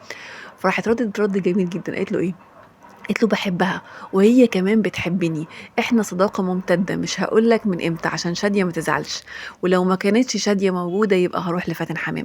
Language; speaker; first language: Arabic; native; Arabic